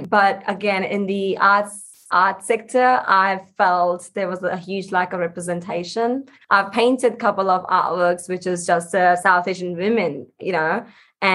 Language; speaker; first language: English; non-native, local second language; Punjabi